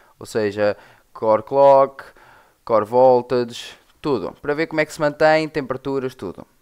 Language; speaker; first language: Portuguese; native; Portuguese